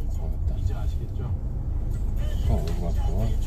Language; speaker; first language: Korean; native; Korean